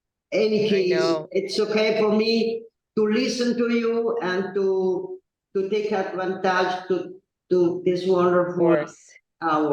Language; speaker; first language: English; non-native, learner; Italian